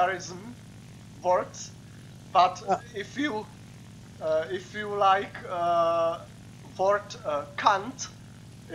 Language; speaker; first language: English; non-native, learner; Czech